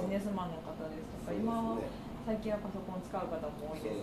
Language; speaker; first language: Japanese; native; Japanese